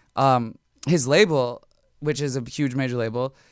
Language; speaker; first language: English; native; English